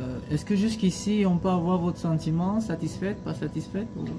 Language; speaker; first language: French; native; French